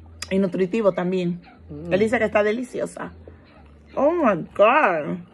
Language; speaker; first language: Spanish; early bilingual, heritage; Spanish